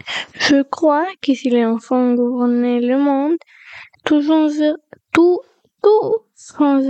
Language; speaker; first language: French; non-native, learner; Spanish